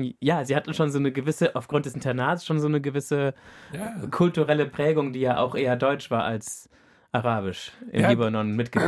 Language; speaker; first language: German; native; German